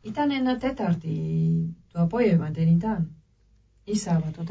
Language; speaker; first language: Greek; non-native, learner; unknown